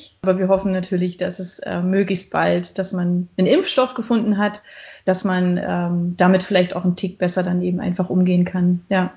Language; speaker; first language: German; native; German